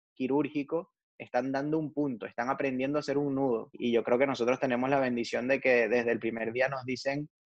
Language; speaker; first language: Spanish; native; Spanish